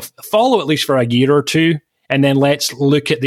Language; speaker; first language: English; native; English